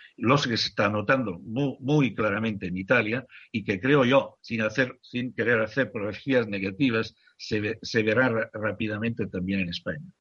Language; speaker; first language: Spanish; non-native, fluent; Italian